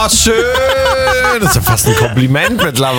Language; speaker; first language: German; native; German